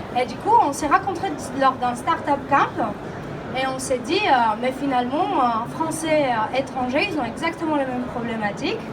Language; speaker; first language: French; non-native, fluent; Greek